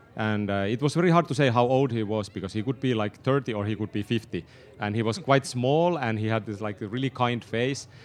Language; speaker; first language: English; non-native, fluent; Finnish